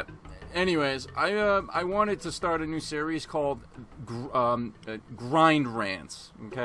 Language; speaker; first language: English; native; English